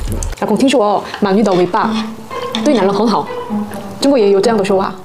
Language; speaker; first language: Chinese; non-native, learner; Korean